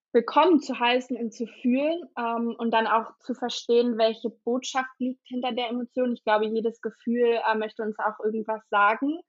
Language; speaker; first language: German; native; German